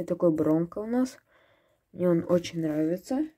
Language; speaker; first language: Russian; native; Russian